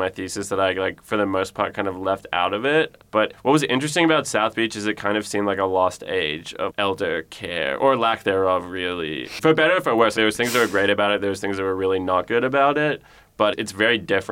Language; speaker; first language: English; native; English